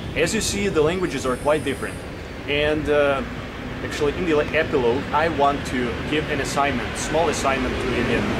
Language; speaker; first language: English; non-native, fluent; Ukrainian